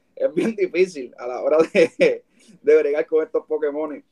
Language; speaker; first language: Spanish; native; Spanish